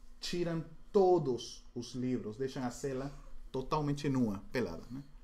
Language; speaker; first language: Portuguese; non-native, fluent; Spanish